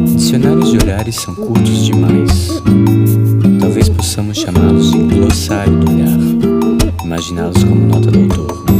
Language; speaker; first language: French; non-native, fluent; Portuguese